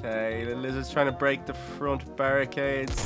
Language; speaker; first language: English; native; English